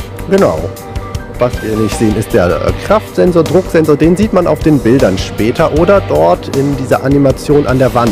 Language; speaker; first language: German; native; German